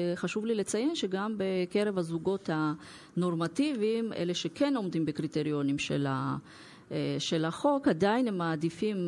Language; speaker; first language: Hebrew; non-native, fluent; Russian